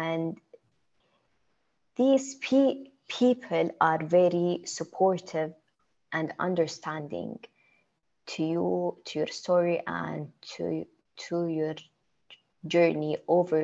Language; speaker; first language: English; non-native, fluent; Arabic